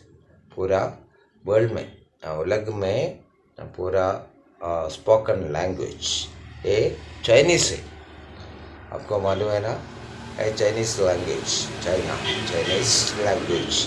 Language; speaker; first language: Hindi; non-native, learner; Malayalam